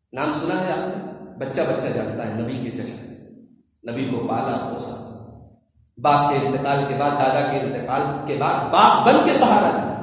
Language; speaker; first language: Urdu; native; Urdu